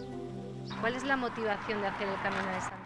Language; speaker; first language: Spanish; native; Spanish